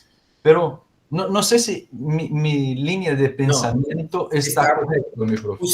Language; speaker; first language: Spanish; non-native, learner; Portuguese